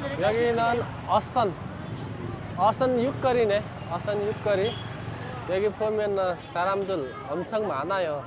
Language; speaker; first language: Korean; non-native, fluent; Nepali